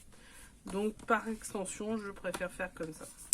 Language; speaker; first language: French; native; French